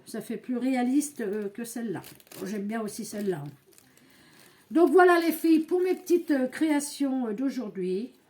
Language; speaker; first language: French; native; French